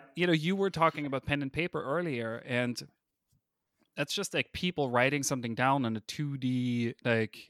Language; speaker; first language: English; non-native, fluent; German